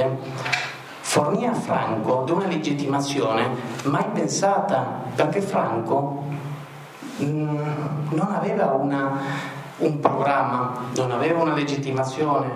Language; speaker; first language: Italian; non-native, fluent; Spanish